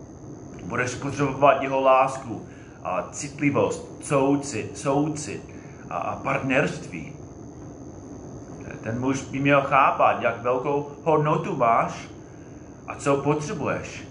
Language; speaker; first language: Czech; non-native, fluent; English